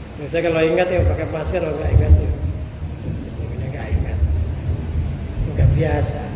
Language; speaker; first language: Indonesian; native; Indonesian